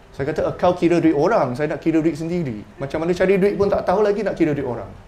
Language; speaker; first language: Malay; non-native, local second language; Chinese